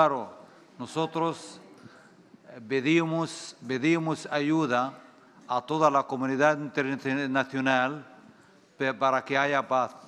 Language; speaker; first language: Spanish; non-native, fluent; Arabic